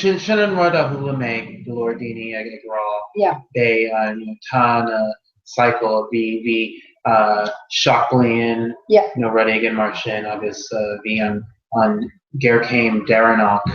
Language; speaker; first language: Irish; non-native, learner; English